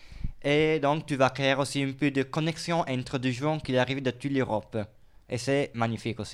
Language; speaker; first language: French; non-native, fluent; Italian